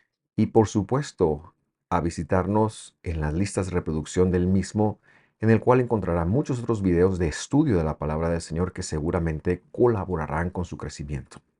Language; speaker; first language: Spanish; native; Spanish